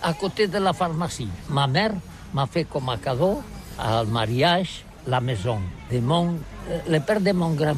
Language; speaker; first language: French; non-native, learner; Catalan